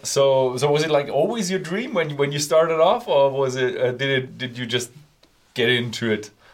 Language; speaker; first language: English; non-native, fluent; German